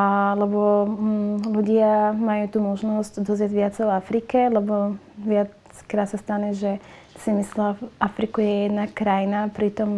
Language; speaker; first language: Slovak; non-native, learner; Somali